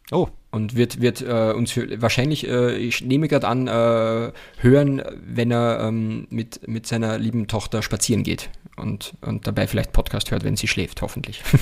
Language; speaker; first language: German; native; German